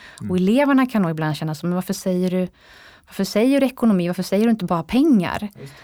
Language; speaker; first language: Swedish; native; Swedish